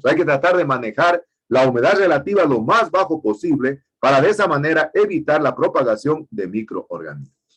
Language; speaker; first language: Spanish; native; Spanish